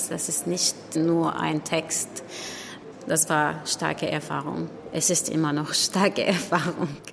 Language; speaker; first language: German; non-native, learner; Arabic